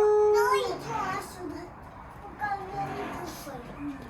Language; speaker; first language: Russian; native; Russian